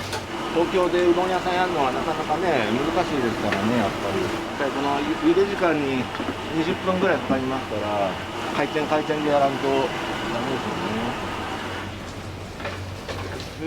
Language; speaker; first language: Japanese; native; Japanese